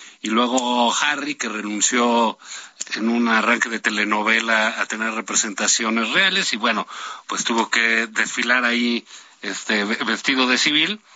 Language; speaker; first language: Spanish; native; Spanish